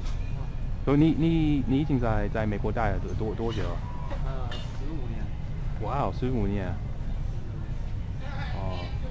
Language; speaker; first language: Chinese; non-native, fluent; English